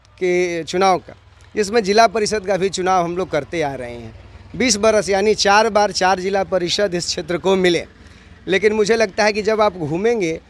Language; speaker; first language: Hindi; native; Hindi